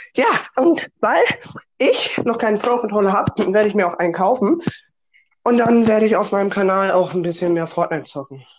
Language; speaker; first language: German; non-native, fluent; Russian